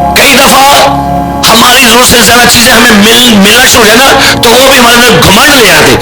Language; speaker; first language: Urdu; non-native, local second language; Punjabi